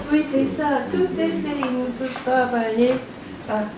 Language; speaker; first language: French; non-native, learner; Japanese